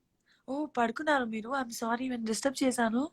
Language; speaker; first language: Telugu; non-native, learner; Gujarati